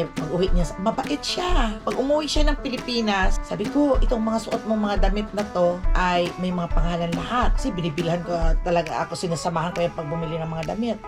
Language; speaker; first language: Filipino; non-native, local second language; Aklanon